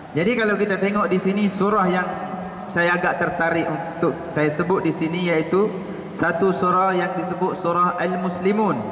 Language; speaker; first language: Malay; native; Malay